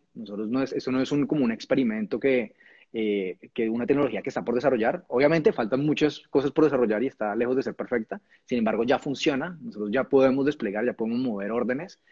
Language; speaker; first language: Spanish; native; Spanish